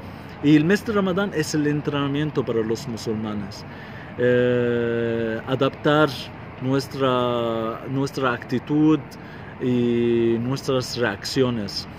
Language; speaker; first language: Spanish; non-native, fluent; Arabic